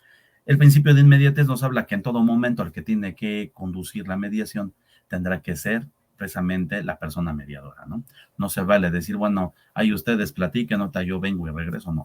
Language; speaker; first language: Spanish; native; Spanish